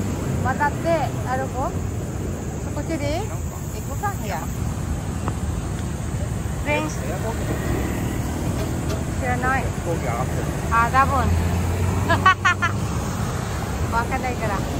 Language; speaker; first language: Japanese; non-native, fluent; Filipino